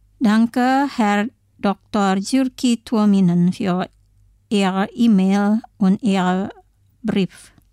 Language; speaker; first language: German; non-native, fluent; Indonesian